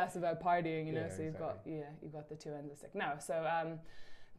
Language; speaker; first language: English; native; English